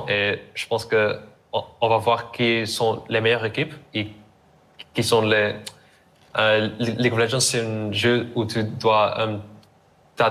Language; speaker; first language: French; non-native, learner; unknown